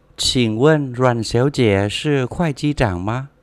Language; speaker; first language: Chinese; non-native, fluent; Vietnamese